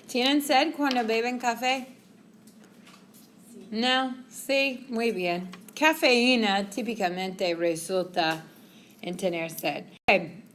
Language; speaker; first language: Spanish; non-native, fluent; English